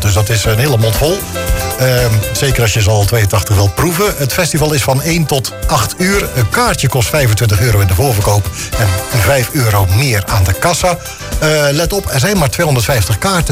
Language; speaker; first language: Dutch; native; Dutch